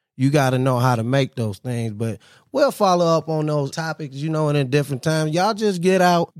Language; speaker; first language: English; native; English